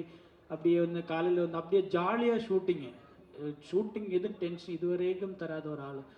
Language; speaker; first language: Tamil; non-native, learner; Malayalam